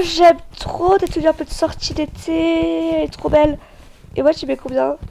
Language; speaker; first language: French; native; French